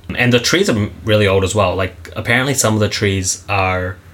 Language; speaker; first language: English; native; English